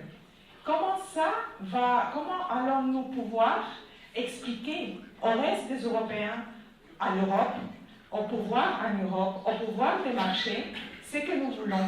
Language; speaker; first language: French; non-native, fluent; Spanish